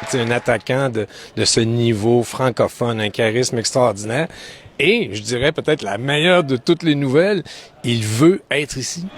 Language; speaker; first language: French; native; French